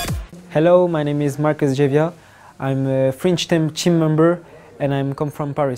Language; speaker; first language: English; non-native, learner; French